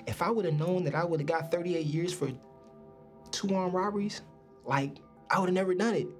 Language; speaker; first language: English; native; English